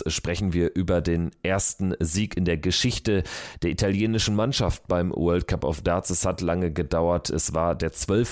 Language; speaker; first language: German; native; German